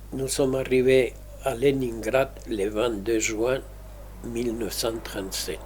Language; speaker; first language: French; non-native, fluent; Spanish